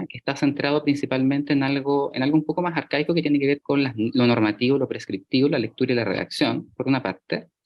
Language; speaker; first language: Spanish; native; Spanish